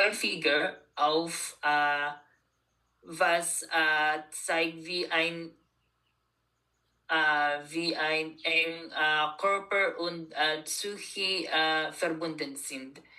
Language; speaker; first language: German; non-native, learner; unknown